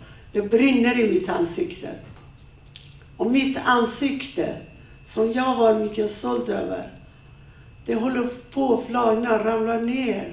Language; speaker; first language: Swedish; non-native, fluent; Persian